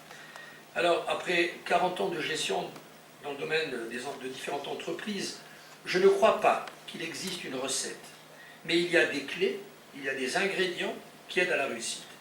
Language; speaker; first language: French; native; French